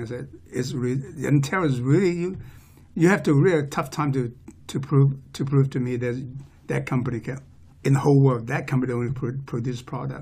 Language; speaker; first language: English; non-native, local second language; Cantonese